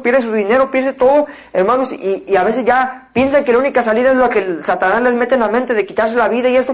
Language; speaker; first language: Spanish; native; Spanish